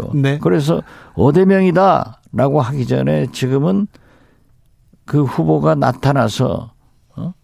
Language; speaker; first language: Korean; native; Korean